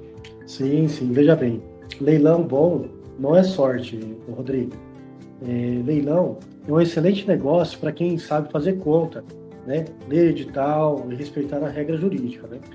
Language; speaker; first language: Portuguese; native; Portuguese